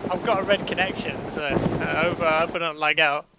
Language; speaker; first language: English; native; English